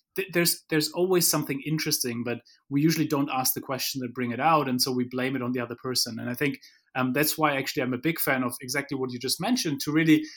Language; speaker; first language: English; non-native, fluent; German